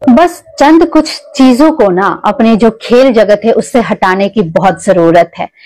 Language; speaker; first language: Hindi; non-native, local second language; Kok Borok